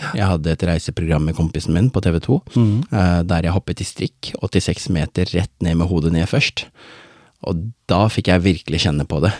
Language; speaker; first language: Norwegian; early bilingual, other home language; Tamil